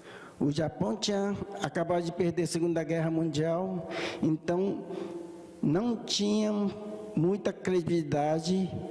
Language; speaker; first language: Portuguese; early bilingual, other home language; Japanese